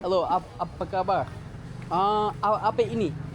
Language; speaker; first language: Indonesian; non-native, learner; English